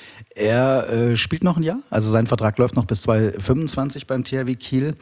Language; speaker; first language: German; native; German